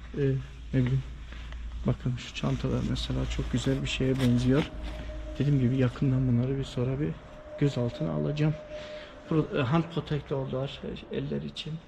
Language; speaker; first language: Turkish; early bilingual, heritage; Turkish